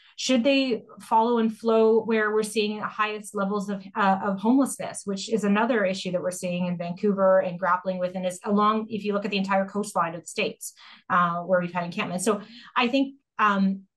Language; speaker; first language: English; native; English